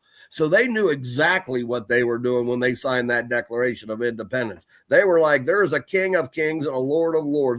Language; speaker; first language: English; native; English